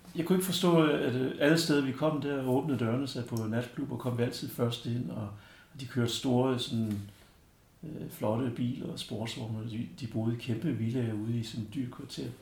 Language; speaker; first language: Danish; early bilingual, other home language; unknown